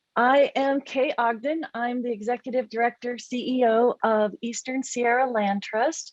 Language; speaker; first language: English; native; English